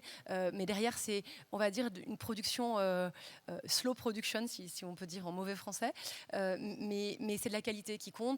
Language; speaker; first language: French; native; French